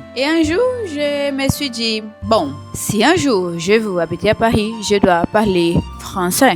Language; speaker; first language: French; non-native, learner; Portuguese